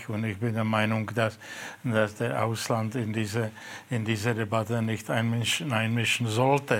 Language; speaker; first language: German; non-native, fluent; Czech